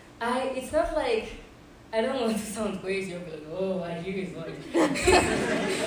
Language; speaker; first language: English; non-native, fluent; Haitian Creole